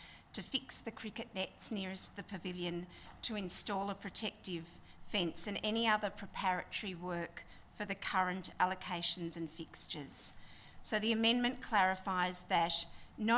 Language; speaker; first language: English; native; English